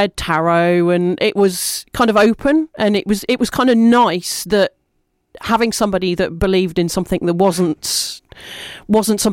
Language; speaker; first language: English; native; English